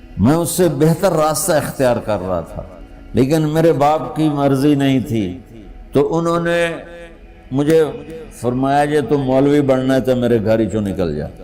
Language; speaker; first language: Urdu; non-native, local second language; Punjabi